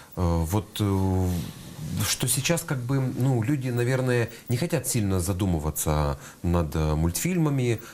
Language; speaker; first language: Russian; native; Russian